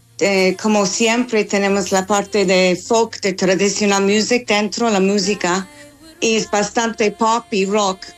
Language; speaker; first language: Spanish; non-native, fluent; English